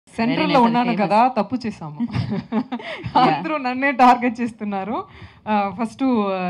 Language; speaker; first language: Telugu; non-native, local second language; Tamil